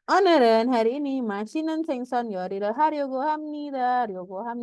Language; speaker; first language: Korean; non-native, fluent; Indonesian